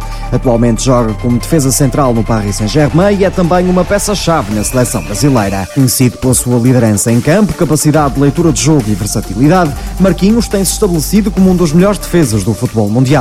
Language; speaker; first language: Portuguese; native; Portuguese